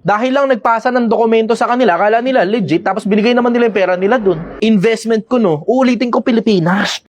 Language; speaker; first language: Filipino; native; Filipino